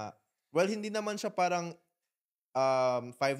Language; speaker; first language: Filipino; native; Filipino